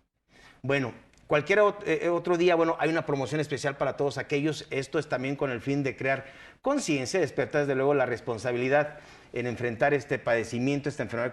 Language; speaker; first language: Spanish; native; Spanish